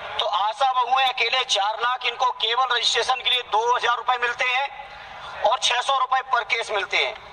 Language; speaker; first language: Hindi; native; Hindi